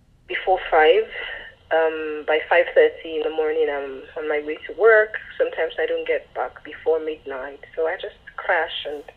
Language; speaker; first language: English; non-native, local second language; Yoruba